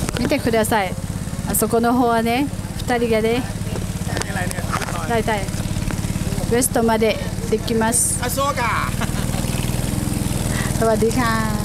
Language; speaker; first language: Japanese; non-native, learner; Thai